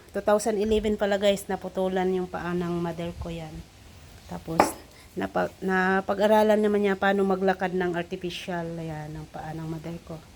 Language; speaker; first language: Filipino; non-native, local second language; Cebuano